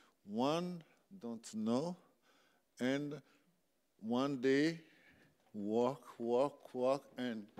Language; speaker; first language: English; non-native, learner; French